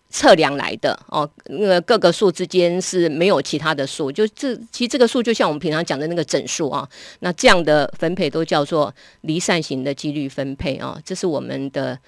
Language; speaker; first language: Chinese; native; Chinese